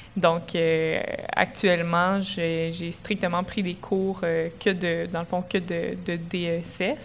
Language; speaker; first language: French; native; French